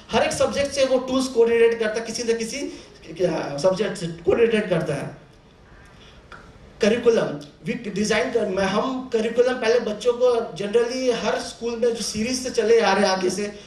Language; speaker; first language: Hindi; non-native, local second language; Bangla